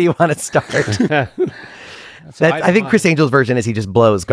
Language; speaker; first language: English; native; English